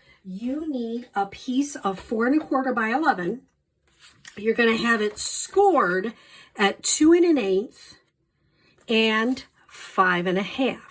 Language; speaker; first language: English; native; English